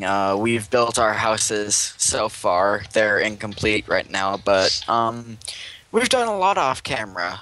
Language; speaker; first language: English; native; English